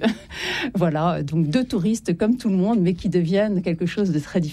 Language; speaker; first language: French; native; French